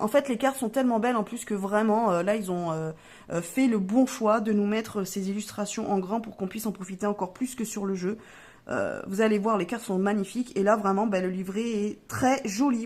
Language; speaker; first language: French; native; French